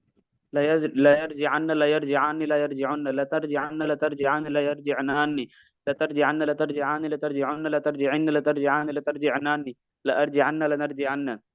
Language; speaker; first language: Arabic; non-native, learner; Urdu